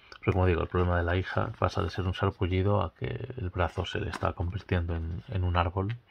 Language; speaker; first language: Spanish; native; Spanish